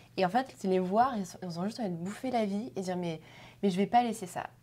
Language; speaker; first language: French; native; French